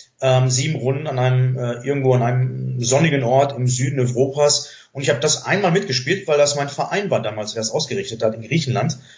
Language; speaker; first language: German; native; German